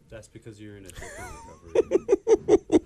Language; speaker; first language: English; native; English